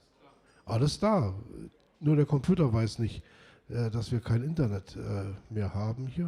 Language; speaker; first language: German; native; German